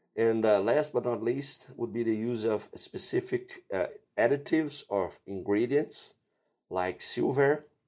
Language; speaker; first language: English; non-native, fluent; Portuguese